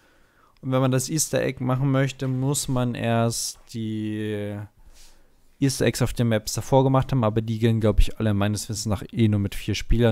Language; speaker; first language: German; native; German